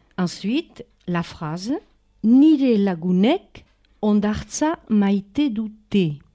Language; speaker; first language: French; native; French